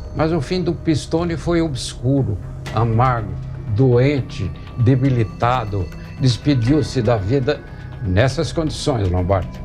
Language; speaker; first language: Portuguese; native; Portuguese